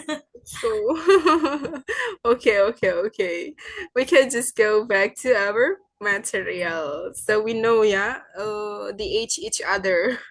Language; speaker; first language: English; non-native, fluent; Indonesian